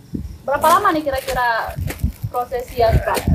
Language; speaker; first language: Indonesian; native; Indonesian